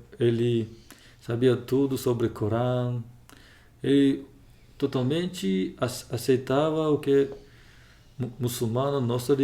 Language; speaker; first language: Portuguese; non-native, learner; Russian